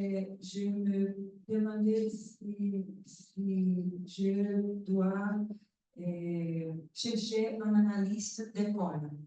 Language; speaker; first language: French; non-native, learner; Portuguese